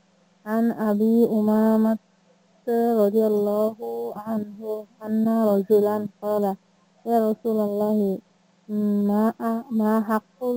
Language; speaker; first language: Arabic; non-native, learner; Bangla